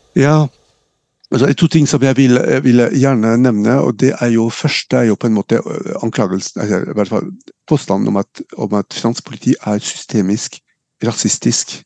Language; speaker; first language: Norwegian; non-native, fluent; French